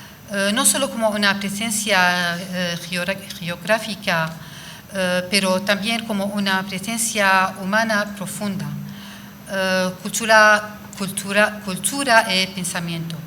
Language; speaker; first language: Spanish; non-native, fluent; Arabic